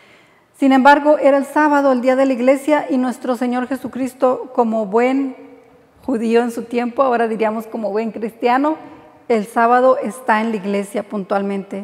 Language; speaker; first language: Spanish; native; Spanish